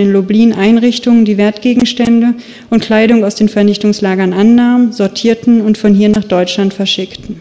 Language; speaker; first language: German; native; German